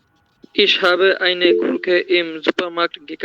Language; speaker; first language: German; non-native, learner; Bangla